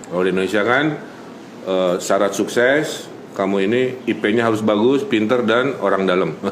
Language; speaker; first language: Indonesian; native; Indonesian